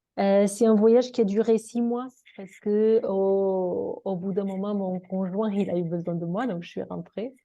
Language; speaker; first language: French; non-native, fluent; Portuguese